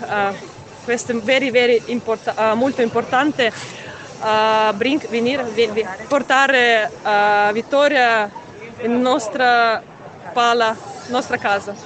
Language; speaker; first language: Italian; non-native, learner; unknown